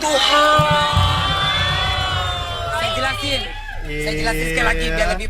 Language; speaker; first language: Indonesian; native; Indonesian